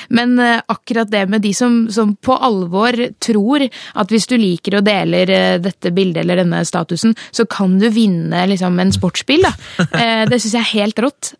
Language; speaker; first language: Norwegian; native; Norwegian